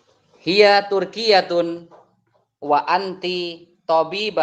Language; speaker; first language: Arabic; non-native, learner; Indonesian